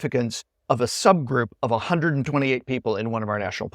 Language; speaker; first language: English; native; English